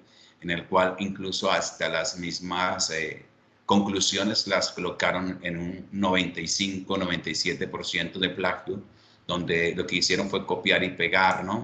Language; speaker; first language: Spanish; native; Spanish